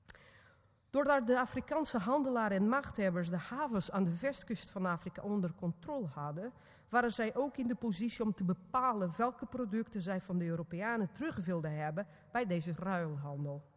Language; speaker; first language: Dutch; non-native, fluent; Portuguese